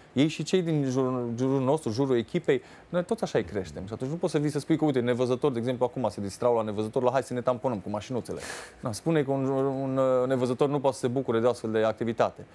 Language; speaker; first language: Romanian; native; Romanian